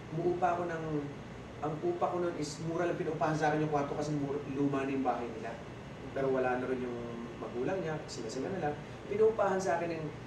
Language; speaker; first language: Filipino; native; Filipino